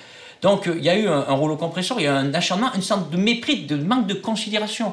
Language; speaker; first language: French; native; French